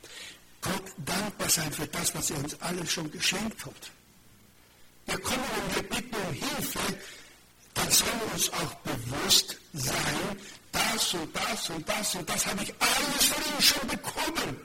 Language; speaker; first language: German; non-native, fluent; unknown